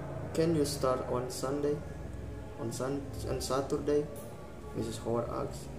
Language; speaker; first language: English; non-native, learner; Indonesian